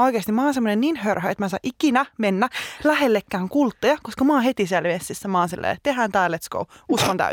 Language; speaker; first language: Finnish; native; Finnish